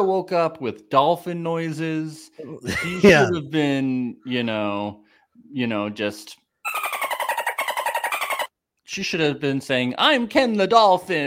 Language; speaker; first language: English; native; English